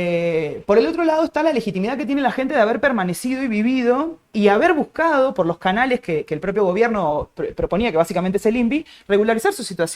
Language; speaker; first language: Spanish; native; Spanish